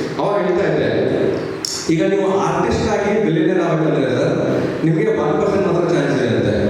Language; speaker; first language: Kannada; non-native, local second language; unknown